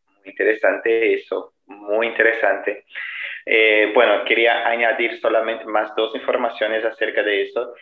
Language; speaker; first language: Spanish; non-native, fluent; Portuguese